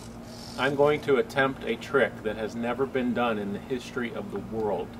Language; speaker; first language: English; native; English